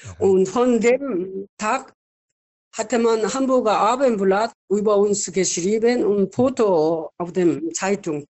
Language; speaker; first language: German; non-native, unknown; Korean